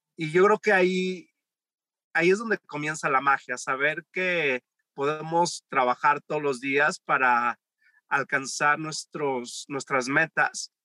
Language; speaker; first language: Spanish; native; Spanish